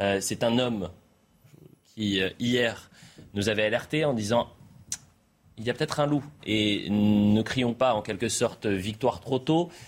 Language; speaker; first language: French; native; French